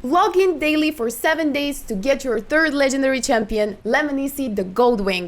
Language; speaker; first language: English; non-native, fluent; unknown